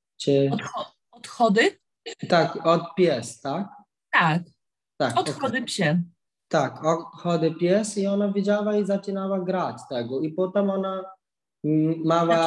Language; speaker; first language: Polish; non-native, learner; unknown